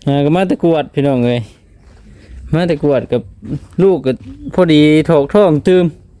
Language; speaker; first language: Thai; native; Thai